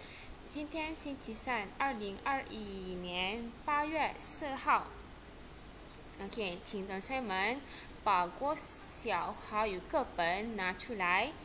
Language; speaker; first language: Chinese; non-native, local second language; Malay